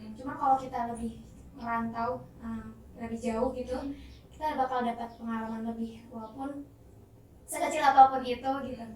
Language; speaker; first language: Indonesian; native; Indonesian